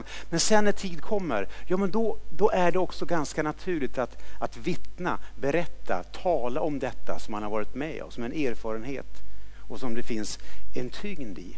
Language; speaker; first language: Swedish; native; Swedish